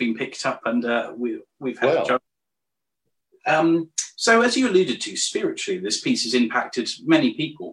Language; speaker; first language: English; native; English